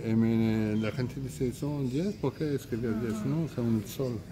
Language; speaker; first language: Spanish; non-native, learner; French